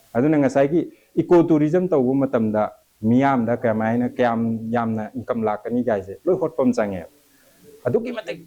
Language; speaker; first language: Manipuri; native; Manipuri